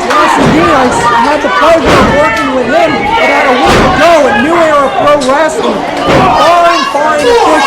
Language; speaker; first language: English; native; English